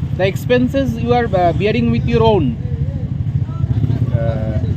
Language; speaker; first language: English; non-native, local second language; Bangla